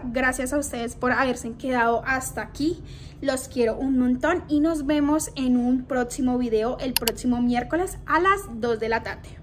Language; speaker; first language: Spanish; native; Spanish